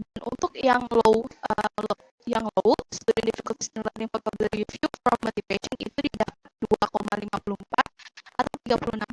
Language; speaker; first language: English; non-native, learner; Indonesian